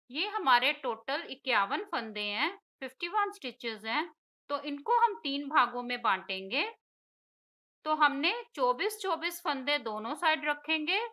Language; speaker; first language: Hindi; native; Hindi